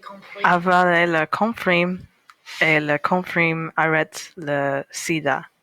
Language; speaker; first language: French; non-native, learner; English